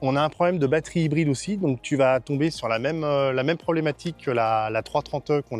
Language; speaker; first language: French; native; French